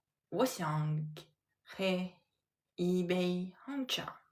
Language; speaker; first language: Chinese; non-native, learner; French